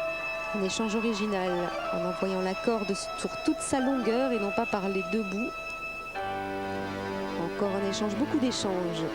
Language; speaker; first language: French; native; French